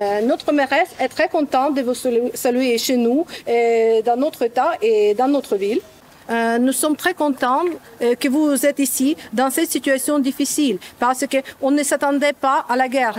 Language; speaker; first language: French; non-native, fluent; Ukrainian